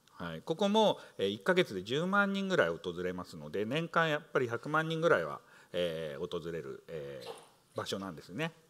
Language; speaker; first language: Japanese; native; Japanese